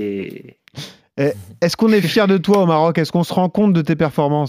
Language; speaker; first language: French; native; French